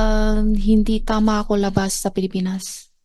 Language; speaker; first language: Filipino; non-native, learner; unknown